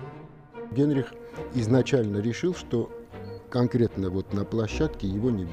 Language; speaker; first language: Russian; non-native, local second language; Armenian